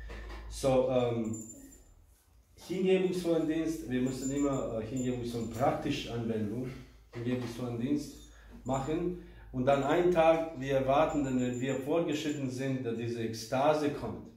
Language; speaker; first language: German; non-native, fluent; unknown